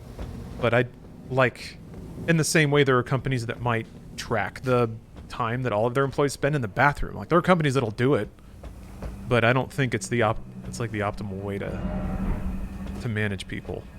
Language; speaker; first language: English; native; English